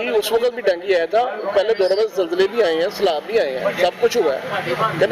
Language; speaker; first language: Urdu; non-native, local second language; Punjabi